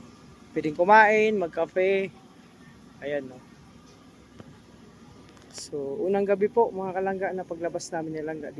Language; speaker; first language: Filipino; non-native, local second language; Cebuano